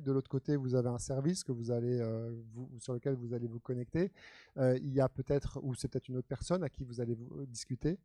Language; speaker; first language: French; native; French